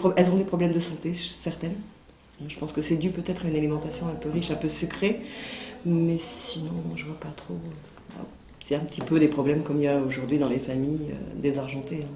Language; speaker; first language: French; native; French